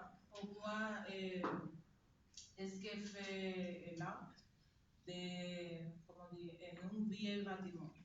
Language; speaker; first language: French; non-native, learner; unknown